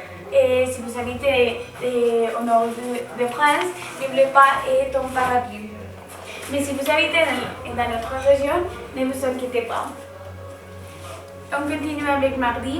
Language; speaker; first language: French; non-native, learner; Spanish